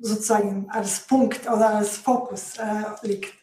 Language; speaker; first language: German; non-native, fluent; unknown